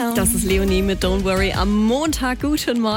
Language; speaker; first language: German; native; German